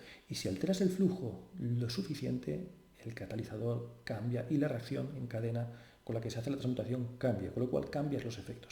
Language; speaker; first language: Spanish; native; Spanish